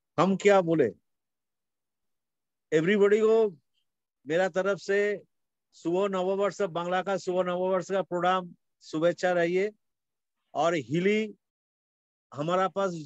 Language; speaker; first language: Hindi; non-native, local second language; Bangla